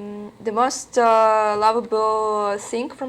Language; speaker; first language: English; non-native, learner; Russian